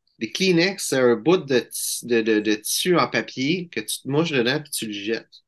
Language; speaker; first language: French; native; French